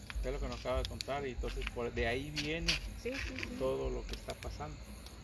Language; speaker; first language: Spanish; native; Spanish